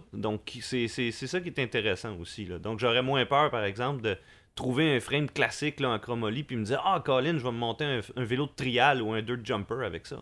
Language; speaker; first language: French; native; French